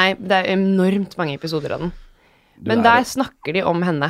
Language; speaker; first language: Norwegian; native; Norwegian